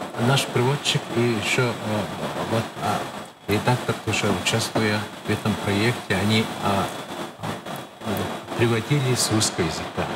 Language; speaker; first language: Russian; non-native, fluent; Mongolian